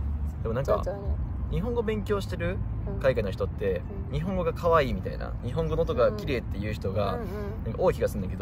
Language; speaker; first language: Japanese; native; Japanese